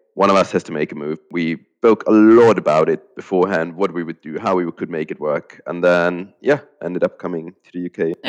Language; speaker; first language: English; non-native, fluent; German